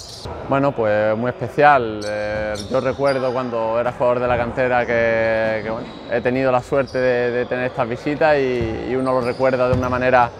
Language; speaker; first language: Spanish; native; Spanish